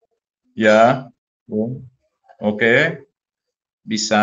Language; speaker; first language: Indonesian; non-native, fluent; English